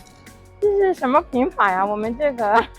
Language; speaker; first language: Chinese; non-native, fluent; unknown